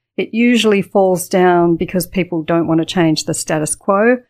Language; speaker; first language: English; native; English